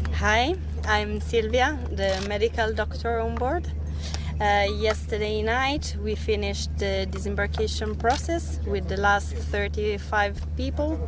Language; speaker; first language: English; non-native, fluent; Italian